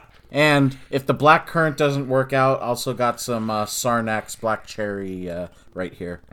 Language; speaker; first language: English; native; English